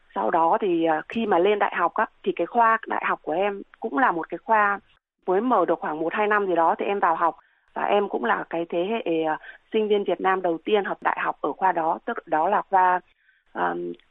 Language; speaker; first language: Vietnamese; native; Vietnamese